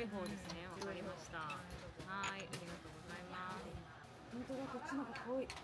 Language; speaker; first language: Japanese; native; Japanese